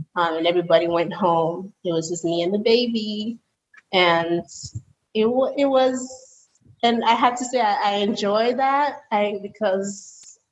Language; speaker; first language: English; early bilingual, other home language; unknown